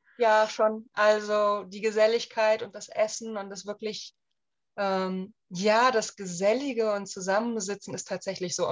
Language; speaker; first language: German; native; German